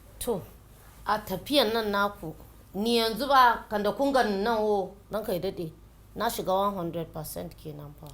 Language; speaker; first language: Hausa; non-native, local second language; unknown